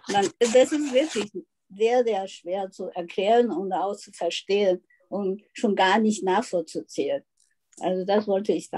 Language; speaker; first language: German; non-native, fluent; Chinese